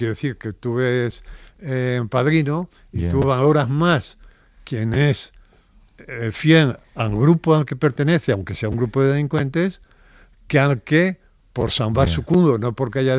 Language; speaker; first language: Spanish; native; Spanish